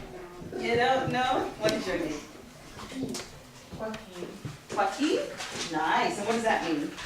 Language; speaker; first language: English; early bilingual, other home language; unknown